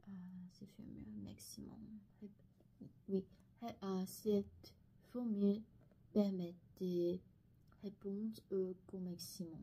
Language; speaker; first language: French; non-native, learner; Korean